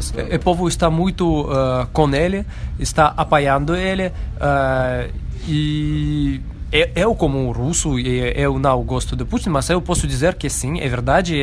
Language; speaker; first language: Portuguese; non-native, learner; Russian